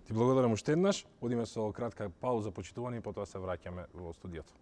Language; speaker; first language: Macedonian; native; Macedonian